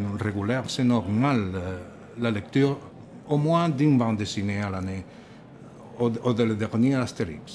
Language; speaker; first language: French; non-native, learner; Catalan